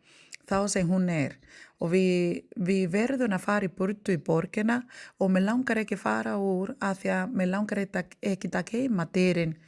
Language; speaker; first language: Icelandic; non-native, learner; Spanish